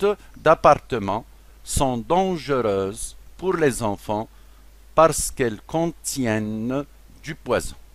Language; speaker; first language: French; non-native, local second language; Arabic